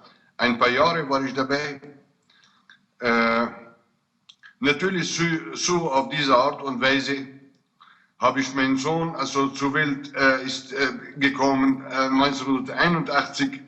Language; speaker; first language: German; non-native, fluent; Kurdish